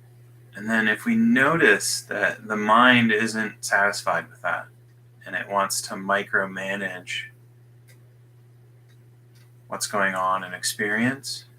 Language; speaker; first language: English; native; English